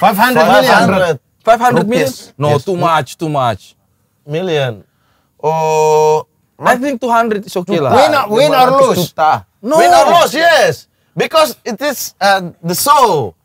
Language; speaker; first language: English; non-native, learner; Indonesian